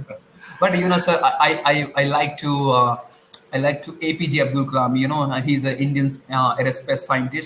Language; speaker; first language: English; non-native, learner; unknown